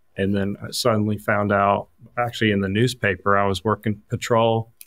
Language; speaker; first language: English; native; English